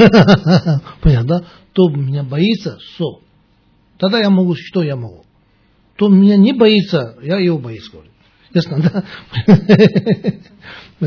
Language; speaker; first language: Russian; non-native, learner; Tibetan